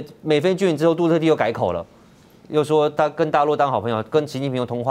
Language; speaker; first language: Chinese; native; Chinese